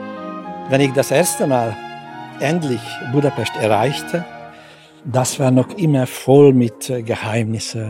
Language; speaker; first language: German; non-native, fluent; Hungarian